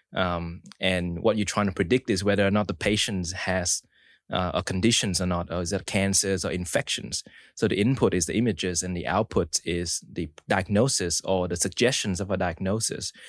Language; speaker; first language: English; early bilingual, other home language; Vietnamese